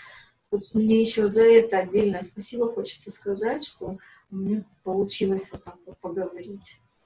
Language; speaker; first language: Russian; native; Russian